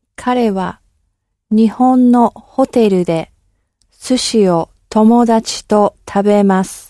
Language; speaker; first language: Japanese; non-native, learner; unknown